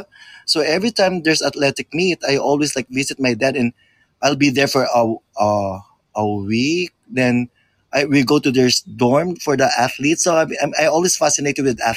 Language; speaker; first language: English; non-native, local second language; Filipino